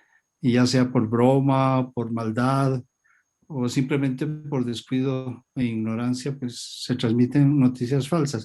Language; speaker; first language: Spanish; native; Spanish